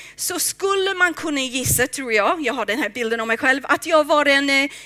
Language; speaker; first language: Swedish; non-native, fluent; English